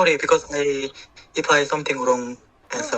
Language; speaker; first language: English; non-native, learner; Korean